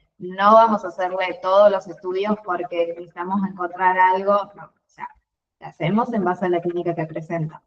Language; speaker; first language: Spanish; native; Spanish